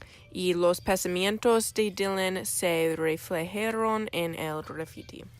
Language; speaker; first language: Spanish; non-native, learner; English